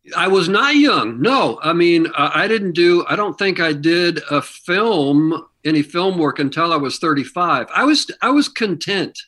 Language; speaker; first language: English; native; English